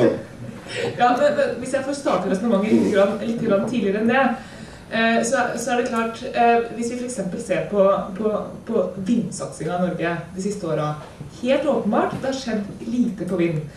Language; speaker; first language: Norwegian; native; Norwegian